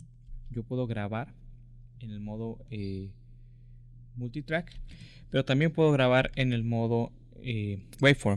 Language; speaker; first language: Spanish; native; Spanish